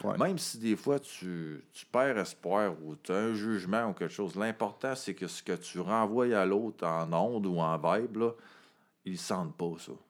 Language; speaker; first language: French; native; French